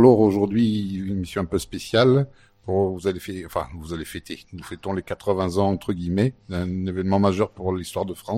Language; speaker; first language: French; native; French